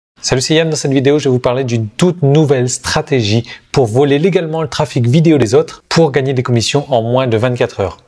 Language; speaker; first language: French; native; French